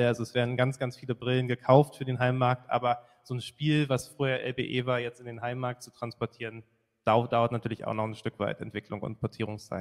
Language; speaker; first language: German; native; German